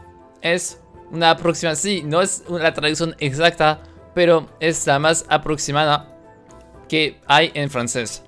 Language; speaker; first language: Spanish; non-native, fluent; French